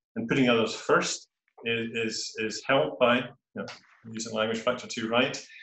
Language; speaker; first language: English; native; English